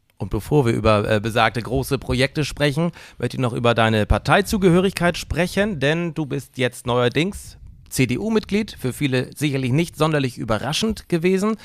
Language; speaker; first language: German; native; German